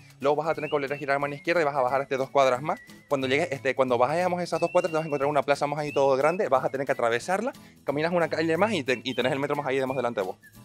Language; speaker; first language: Spanish; native; Spanish